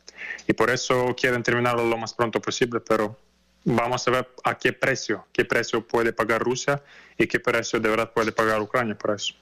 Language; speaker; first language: Spanish; non-native, fluent; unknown